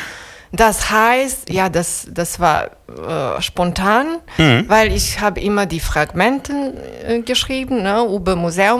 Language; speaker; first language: German; non-native, fluent; Serbian